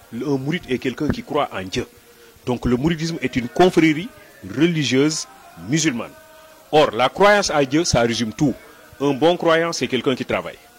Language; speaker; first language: French; non-native, local second language; Wolof